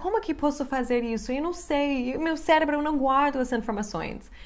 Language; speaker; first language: Portuguese; non-native, fluent; English